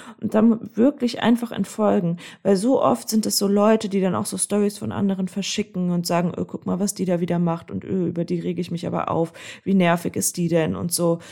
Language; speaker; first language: German; native; German